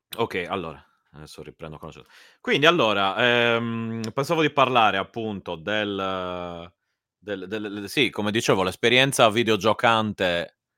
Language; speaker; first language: Italian; native; Italian